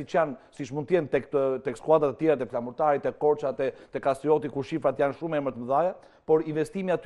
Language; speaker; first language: Albanian; native; Albanian